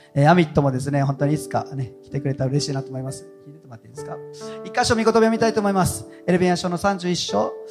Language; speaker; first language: Japanese; non-native, fluent; Hebrew